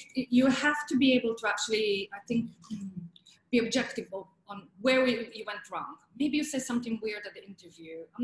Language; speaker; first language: English; non-native, fluent; Italian